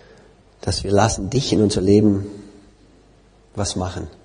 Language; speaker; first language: German; non-native, fluent; English